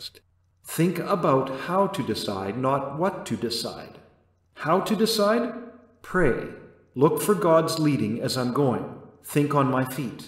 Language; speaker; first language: English; native; English